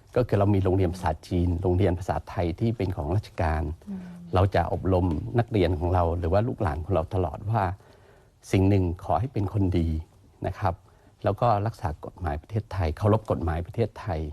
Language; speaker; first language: Thai; non-native, local second language; Chinese